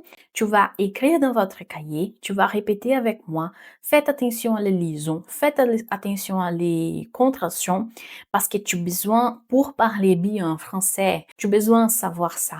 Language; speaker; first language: French; non-native, fluent; Portuguese